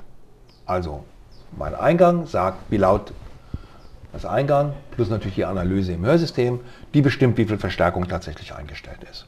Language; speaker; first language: German; native; German